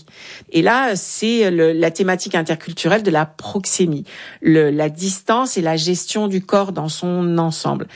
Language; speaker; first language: French; native; French